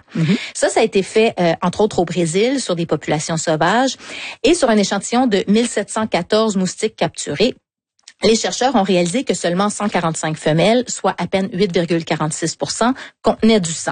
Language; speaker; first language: French; native; French